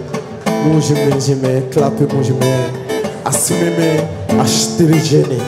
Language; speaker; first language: Czech; non-native, learner; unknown